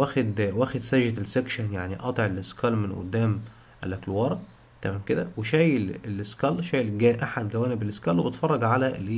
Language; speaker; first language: Arabic; native; Arabic